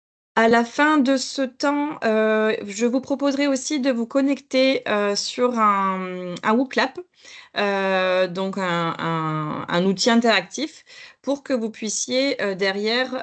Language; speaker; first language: French; native; French